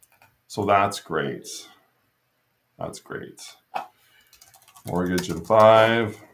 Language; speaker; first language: English; native; English